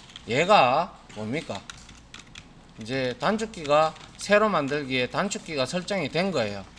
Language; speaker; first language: Korean; native; Korean